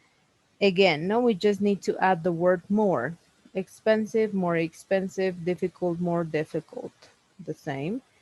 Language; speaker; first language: English; non-native, fluent; Spanish